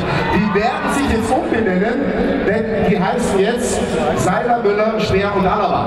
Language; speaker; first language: German; native; German